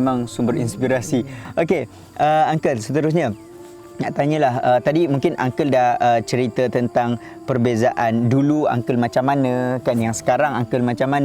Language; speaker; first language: Malay; native; Malay